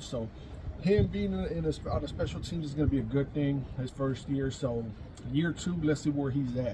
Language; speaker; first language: English; native; English